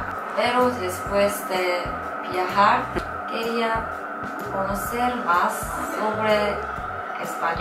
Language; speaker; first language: Spanish; non-native, learner; Korean